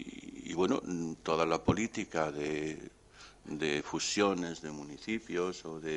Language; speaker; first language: Spanish; native; Spanish